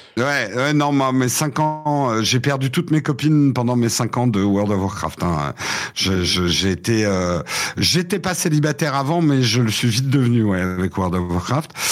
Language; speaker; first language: French; early bilingual, other home language; English